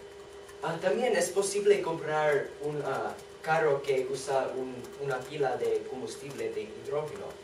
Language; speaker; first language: Spanish; non-native, learner; English